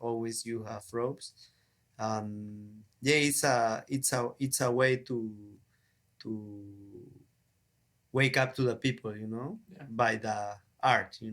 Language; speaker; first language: English; non-native, learner; Spanish